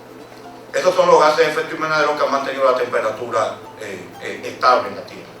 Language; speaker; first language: Spanish; native; Spanish